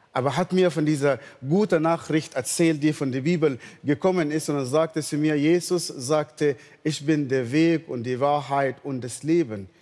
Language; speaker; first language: German; non-native, fluent; Arabic